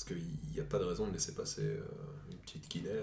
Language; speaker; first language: French; native; French